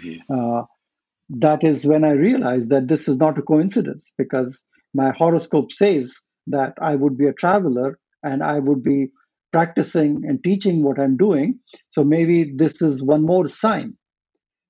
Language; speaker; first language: English; non-native, local second language; Marathi